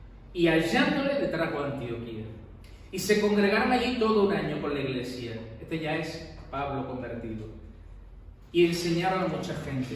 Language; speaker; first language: Spanish; native; Spanish